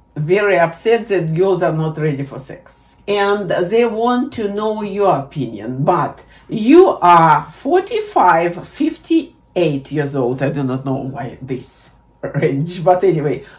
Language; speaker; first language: English; non-native, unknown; Russian